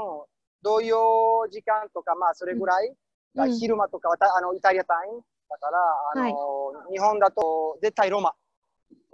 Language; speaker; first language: Japanese; non-native, fluent; Italian